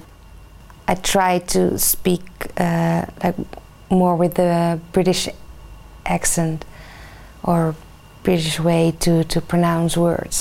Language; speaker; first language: English; non-native, fluent; Dutch